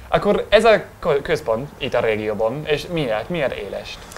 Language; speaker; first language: Hungarian; non-native, learner; English